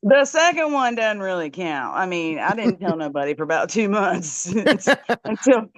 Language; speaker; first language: English; native; English